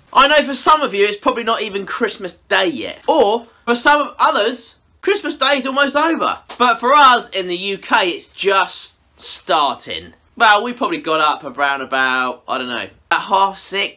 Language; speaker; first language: English; native; English